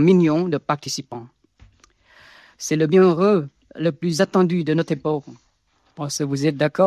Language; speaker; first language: French; non-native, fluent; Vietnamese